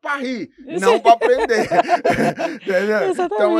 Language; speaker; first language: Portuguese; native; Portuguese